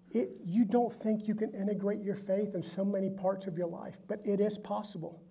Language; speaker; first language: English; early bilingual, other home language; Spanish